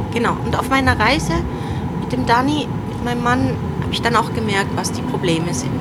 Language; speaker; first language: German; early bilingual, other home language; Turoyo